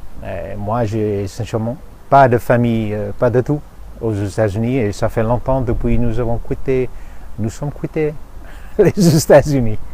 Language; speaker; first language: French; non-native, fluent; English